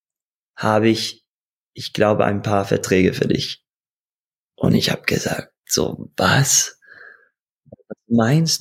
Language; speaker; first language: German; early bilingual, heritage; German